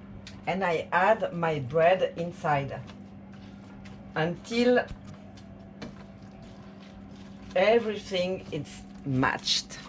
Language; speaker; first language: English; non-native, learner; French